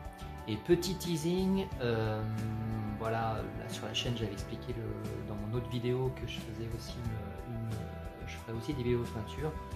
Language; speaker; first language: French; native; French